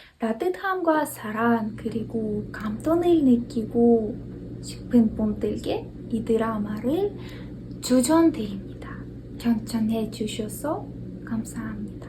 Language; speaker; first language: Korean; non-native, fluent; Ukrainian